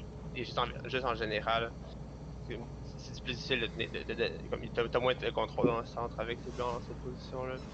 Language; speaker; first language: French; native; French